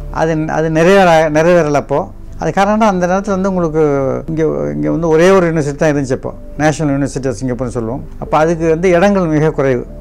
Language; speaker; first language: Tamil; native; Tamil